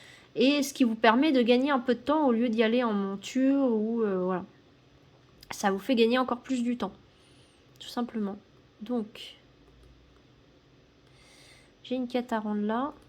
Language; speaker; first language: French; native; French